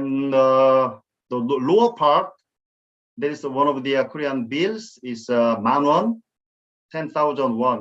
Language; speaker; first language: English; non-native, fluent; Korean